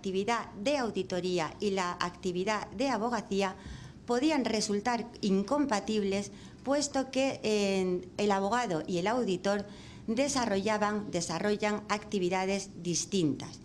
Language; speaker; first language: Spanish; native; Spanish